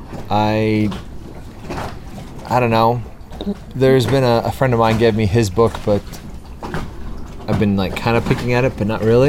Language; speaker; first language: English; native; English